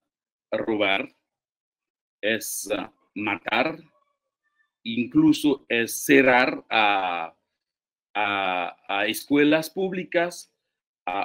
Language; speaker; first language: Spanish; non-native, fluent; Haitian Creole